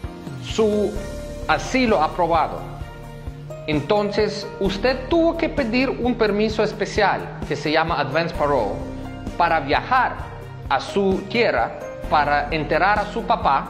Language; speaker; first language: Spanish; non-native, fluent; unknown